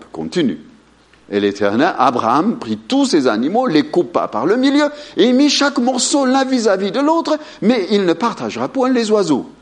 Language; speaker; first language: French; non-native, fluent; Amharic